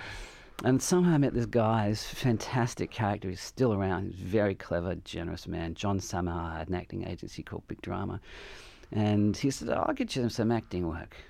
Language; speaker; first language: English; native; English